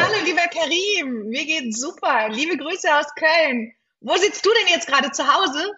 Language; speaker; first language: German; native; German